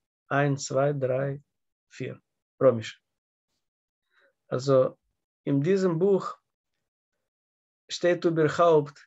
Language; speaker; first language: German; non-native, learner; Russian